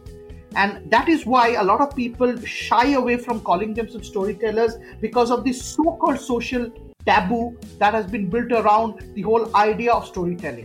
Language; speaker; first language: English; non-native, local second language; Bangla